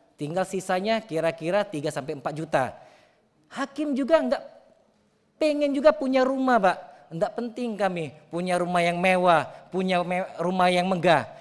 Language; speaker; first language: Indonesian; native; Indonesian